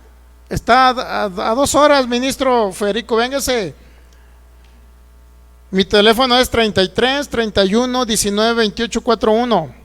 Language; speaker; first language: Spanish; native; Spanish